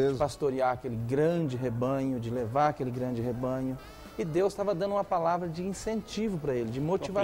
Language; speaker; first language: Portuguese; native; Portuguese